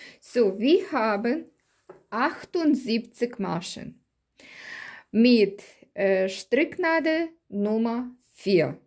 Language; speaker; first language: German; non-native, learner; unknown